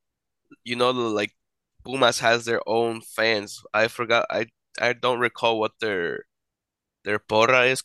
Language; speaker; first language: English; native; English